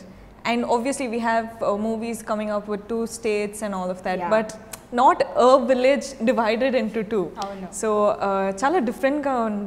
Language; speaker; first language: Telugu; non-native, learner; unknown